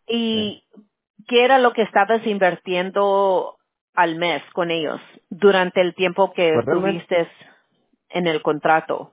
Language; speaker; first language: Spanish; early bilingual, heritage; Spanish